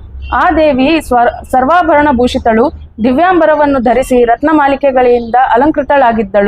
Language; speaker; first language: Kannada; native; Kannada